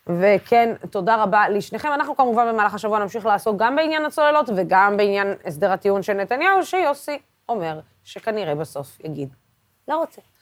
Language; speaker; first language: Hebrew; non-native, local second language; Arabic